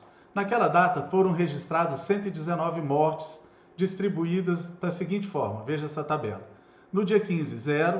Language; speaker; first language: Portuguese; native; Portuguese